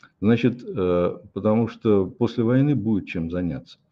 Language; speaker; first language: Russian; native; Russian